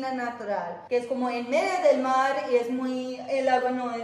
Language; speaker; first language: Spanish; non-native, fluent; English